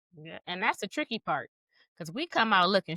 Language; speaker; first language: English; native; English